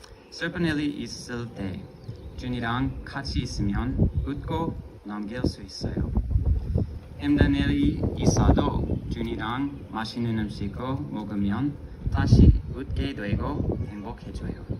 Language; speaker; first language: Korean; non-native, fluent; English